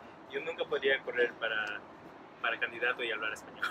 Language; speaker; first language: Spanish; early bilingual, other home language; English